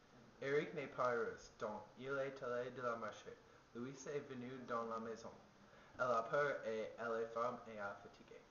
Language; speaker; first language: French; non-native, learner; English